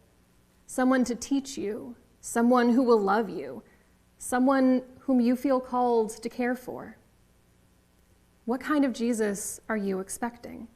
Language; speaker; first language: English; native; English